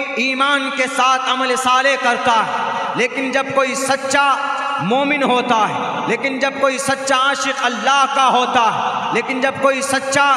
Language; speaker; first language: Hindi; native; Hindi